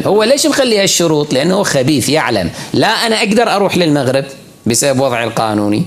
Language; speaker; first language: Arabic; native; Arabic